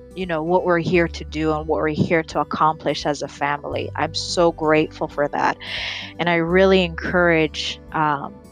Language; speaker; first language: English; early bilingual, other home language; Rundi